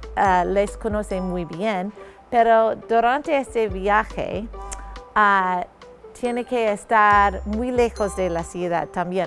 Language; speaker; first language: Spanish; non-native, fluent; English